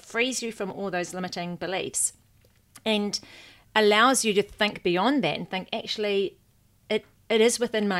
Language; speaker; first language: English; native; English